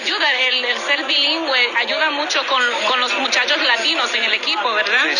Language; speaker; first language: Spanish; native; Spanish